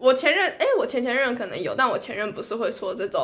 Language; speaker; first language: Chinese; native; Chinese